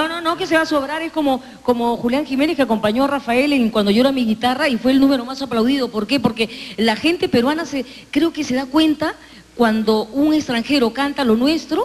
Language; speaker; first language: Spanish; native; Spanish